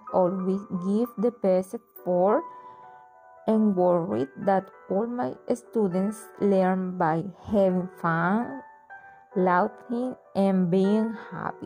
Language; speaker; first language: English; non-native, learner; Spanish